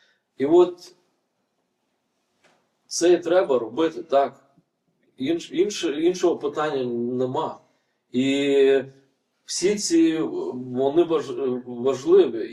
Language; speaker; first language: Ukrainian; non-native, fluent; Lithuanian